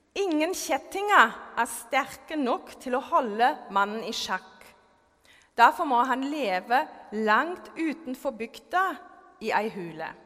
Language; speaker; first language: Norwegian; non-native, fluent; German